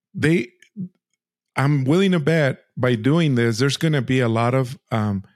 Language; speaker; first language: English; early bilingual, other home language; Spanish